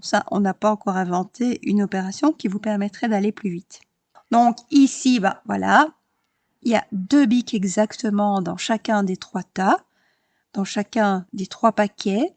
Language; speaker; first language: French; native; French